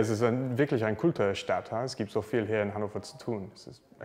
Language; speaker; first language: German; non-native, learner; English